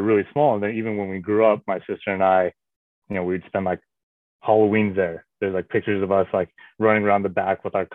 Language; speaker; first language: English; native; English